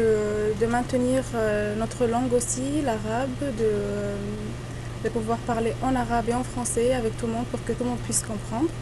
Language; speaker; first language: French; early bilingual, other home language; Arabic